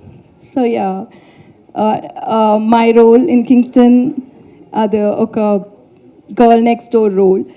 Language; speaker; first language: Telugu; non-native, learner; Tamil